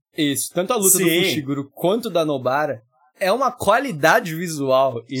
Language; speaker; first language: Portuguese; native; Portuguese